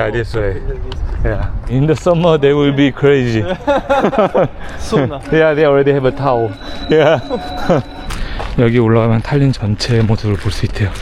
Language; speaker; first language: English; non-native, learner; Korean